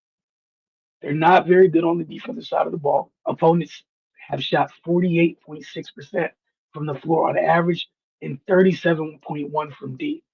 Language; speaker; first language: English; native; English